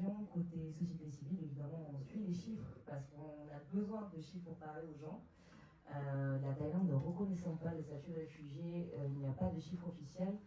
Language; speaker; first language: French; native; French